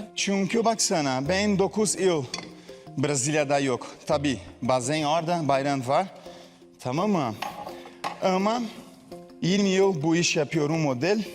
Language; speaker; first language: Turkish; non-native, learner; Portuguese